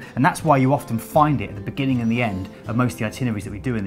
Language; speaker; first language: English; native; English